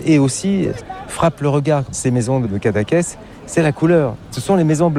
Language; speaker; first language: French; native; French